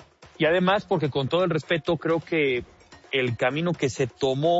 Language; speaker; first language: Spanish; native; Spanish